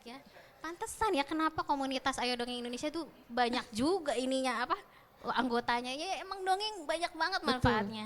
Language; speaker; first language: Indonesian; native; Indonesian